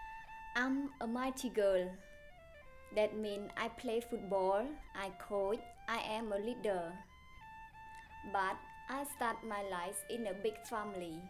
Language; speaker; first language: English; non-native, learner; Khmer